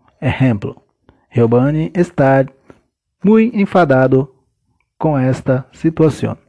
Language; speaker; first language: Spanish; non-native, learner; Portuguese